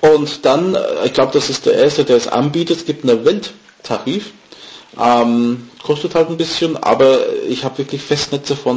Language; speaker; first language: German; non-native, fluent; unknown